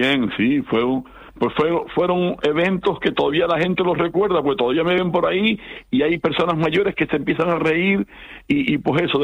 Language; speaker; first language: Spanish; native; Spanish